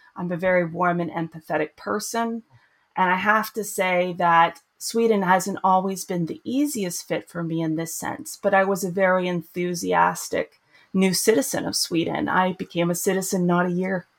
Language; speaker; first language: English; native; English